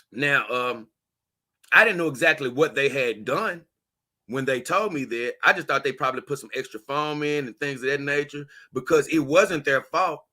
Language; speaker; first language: English; native; English